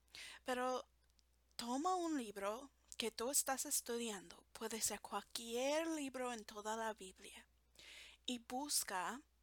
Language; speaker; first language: Spanish; non-native, fluent; English